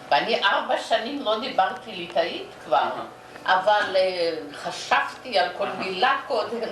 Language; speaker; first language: Hebrew; non-native, fluent; Yiddish